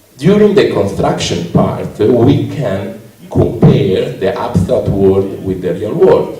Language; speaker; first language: English; non-native, learner; Italian